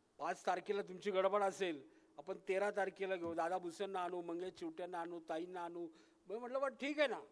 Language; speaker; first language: Marathi; native; Marathi